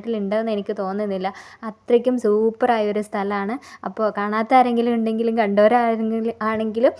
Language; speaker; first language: Malayalam; native; Malayalam